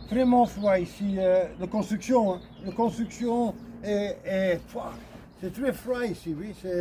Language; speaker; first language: French; non-native, learner; Dutch